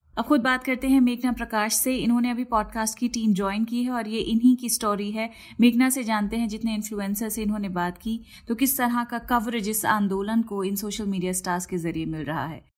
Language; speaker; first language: Hindi; native; Hindi